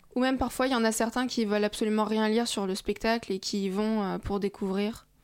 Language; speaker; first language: French; non-native, fluent; Russian